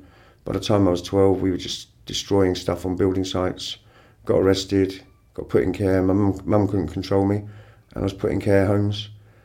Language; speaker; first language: English; native; English